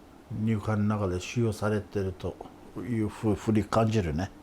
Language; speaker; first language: Japanese; non-native, fluent; Kurdish